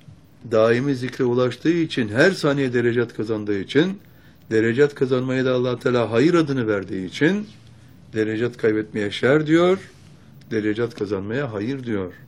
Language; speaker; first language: Turkish; native; Turkish